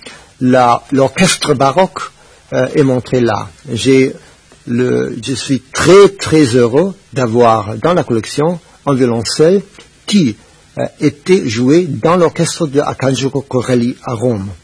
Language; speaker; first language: French; non-native, fluent; Spanish